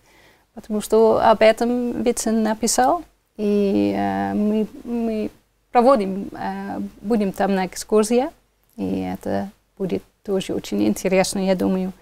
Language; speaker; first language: Russian; non-native, fluent; Dutch